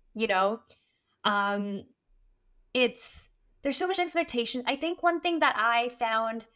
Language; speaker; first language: English; early bilingual, other home language; Arabic